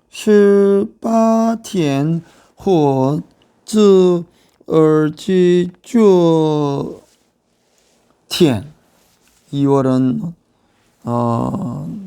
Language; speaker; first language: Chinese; non-native, learner; Korean